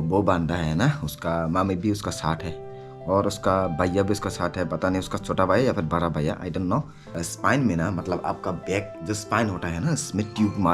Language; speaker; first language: Hindi; non-native, local second language; Kok Borok